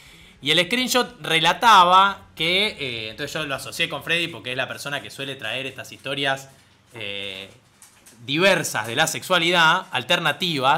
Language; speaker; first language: Spanish; native; Spanish